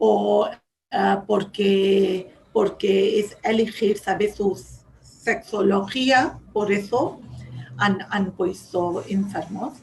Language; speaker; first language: Spanish; non-native, fluent; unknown